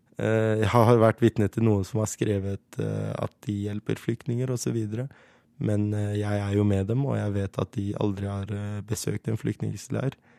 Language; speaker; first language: Norwegian; early bilingual, other home language; Kurdish